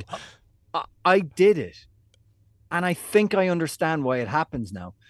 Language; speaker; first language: English; native; English